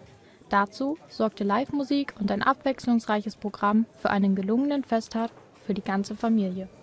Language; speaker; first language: German; native; German